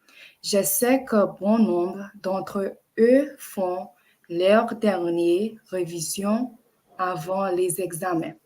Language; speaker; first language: French; non-native, learner; English